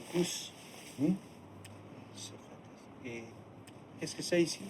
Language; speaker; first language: French; non-native, learner; English